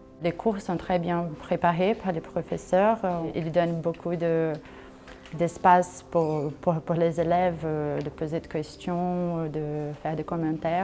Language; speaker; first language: French; non-native, fluent; Portuguese